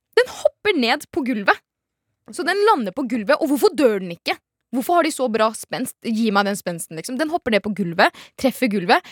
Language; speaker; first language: Norwegian; native; Norwegian